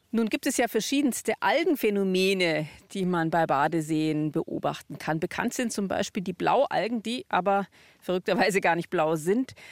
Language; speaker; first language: German; native; German